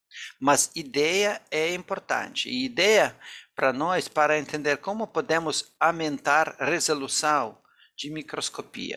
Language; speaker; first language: Portuguese; non-native, fluent; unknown